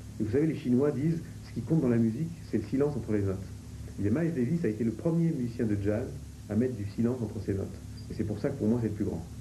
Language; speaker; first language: French; native; French